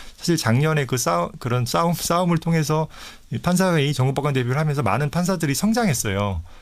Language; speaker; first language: Korean; native; Korean